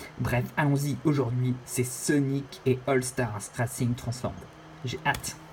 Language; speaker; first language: French; native; French